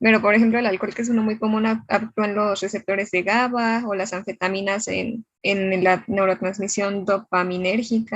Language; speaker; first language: Spanish; native; Spanish